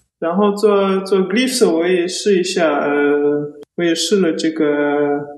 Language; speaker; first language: Chinese; early bilingual, heritage; Chinese